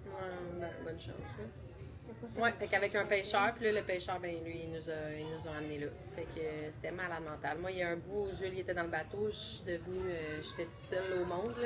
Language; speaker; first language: French; native; French